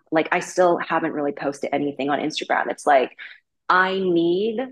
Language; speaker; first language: English; native; English